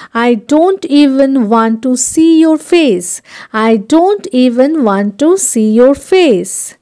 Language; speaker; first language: English; non-native, local second language; Bangla